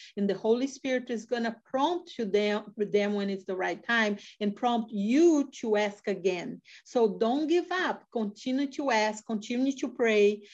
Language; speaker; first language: English; non-native, fluent; Portuguese